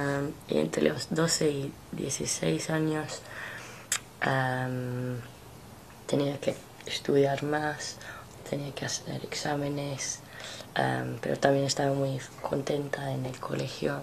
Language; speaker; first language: Spanish; non-native, fluent; English